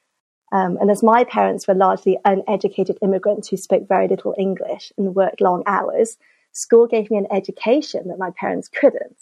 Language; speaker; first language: English; native; English